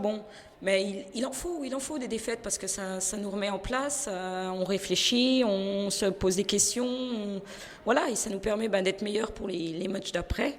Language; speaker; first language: French; native; French